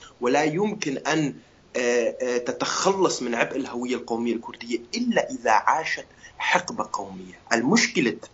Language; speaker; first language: Arabic; non-native, local second language; Kurdish